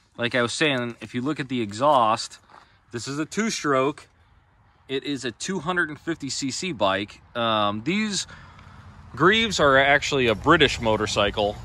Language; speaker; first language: English; native; English